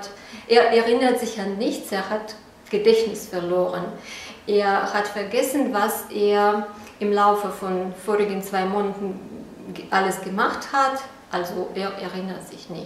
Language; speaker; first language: German; non-native, fluent; Russian